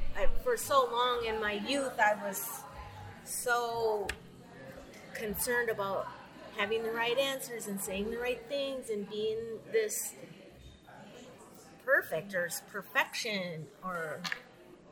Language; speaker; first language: English; native; English